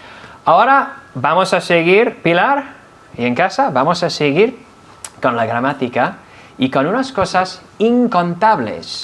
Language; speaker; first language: Spanish; non-native, fluent; English